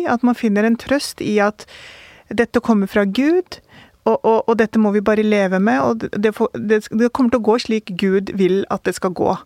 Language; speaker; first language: Norwegian; early bilingual, other home language; Urdu